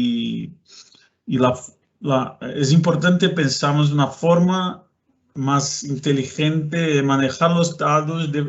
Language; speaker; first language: Spanish; non-native, fluent; Portuguese